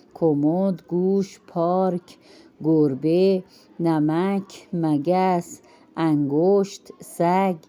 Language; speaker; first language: Persian; non-native, fluent; Urdu